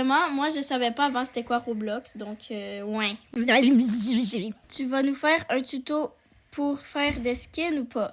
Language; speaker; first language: French; native; French